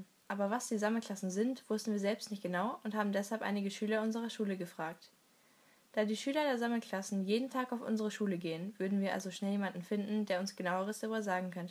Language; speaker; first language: German; native; German